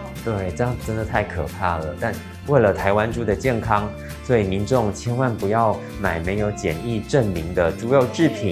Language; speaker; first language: Chinese; native; Chinese